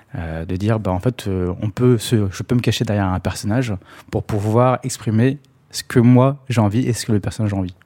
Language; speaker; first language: French; native; French